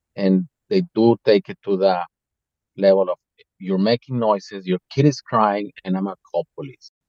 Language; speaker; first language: English; non-native, fluent; Spanish